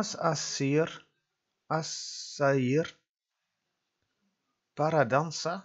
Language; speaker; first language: Portuguese; non-native, learner; Dutch